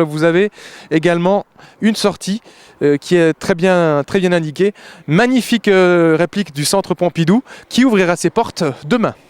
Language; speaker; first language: French; native; French